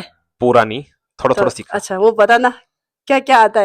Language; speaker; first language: Hindi; non-native, local second language; Tibetan